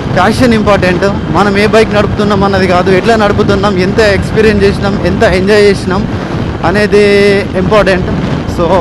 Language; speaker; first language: Telugu; non-native, local second language; Gondi